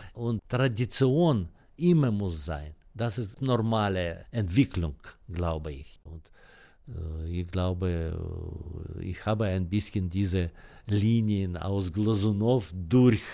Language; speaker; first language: German; non-native, learner; Russian